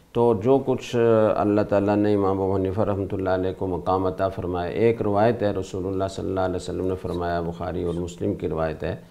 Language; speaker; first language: Urdu; native; Urdu